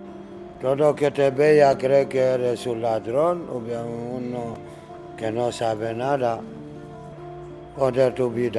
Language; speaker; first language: Spanish; non-native, learner; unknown